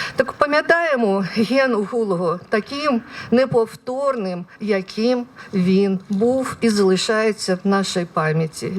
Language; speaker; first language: Ukrainian; native; Ukrainian